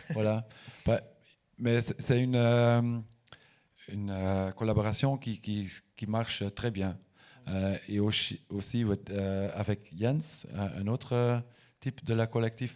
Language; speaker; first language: French; non-native, local second language; Dutch